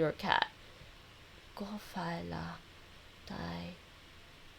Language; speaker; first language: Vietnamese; non-native, learner; English